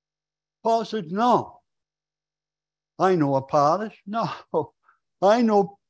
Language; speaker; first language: English; native; English